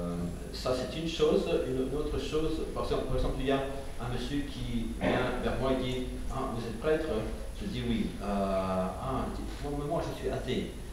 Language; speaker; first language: French; non-native, fluent; Ukrainian